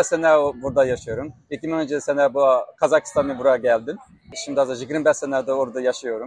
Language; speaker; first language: Turkish; non-native, learner; Uyghur